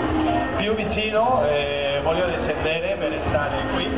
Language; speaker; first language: Italian; non-native, learner; Spanish